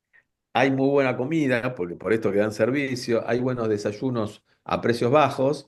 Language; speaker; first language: Spanish; native; Spanish